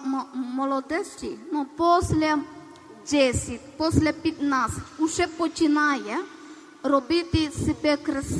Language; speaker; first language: Ukrainian; non-native, learner; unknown